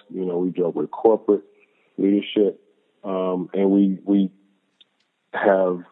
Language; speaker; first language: English; native; English